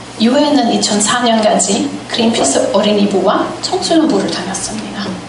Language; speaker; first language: Korean; non-native, fluent; German